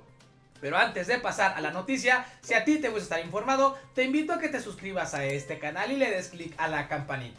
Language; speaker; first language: Spanish; native; Spanish